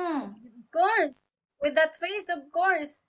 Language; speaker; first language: English; non-native, local second language; Filipino